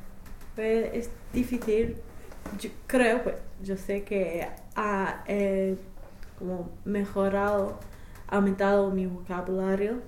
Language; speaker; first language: Spanish; non-native, fluent; English